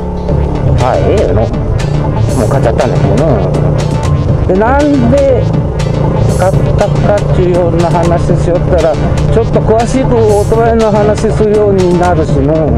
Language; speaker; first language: Japanese; native; Japanese